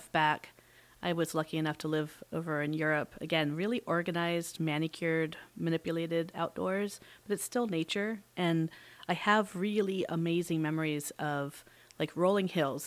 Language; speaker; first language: English; native; English